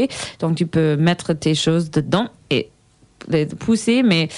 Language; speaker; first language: French; non-native, learner; English